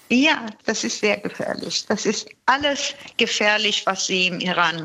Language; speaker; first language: German; non-native, fluent; Persian